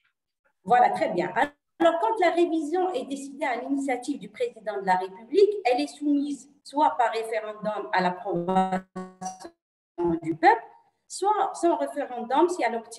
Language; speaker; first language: French; non-native, local second language; Arabic